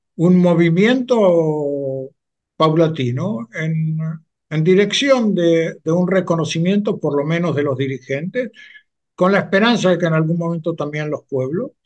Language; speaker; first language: Spanish; native; Spanish